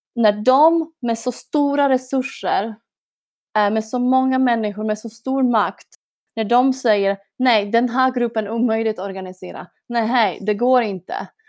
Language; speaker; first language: Swedish; non-native, fluent; Polish